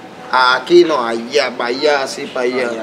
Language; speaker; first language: Spanish; native; Spanish